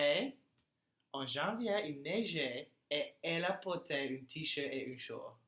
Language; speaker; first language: French; non-native, learner; English